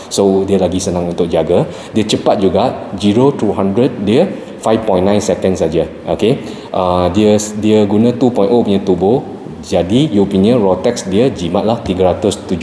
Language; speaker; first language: Malay; non-native, local second language; Chinese